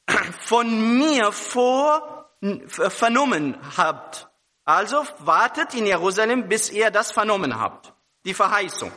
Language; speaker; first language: German; non-native, fluent; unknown